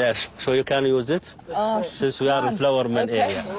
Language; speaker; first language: English; non-native, fluent; Arabic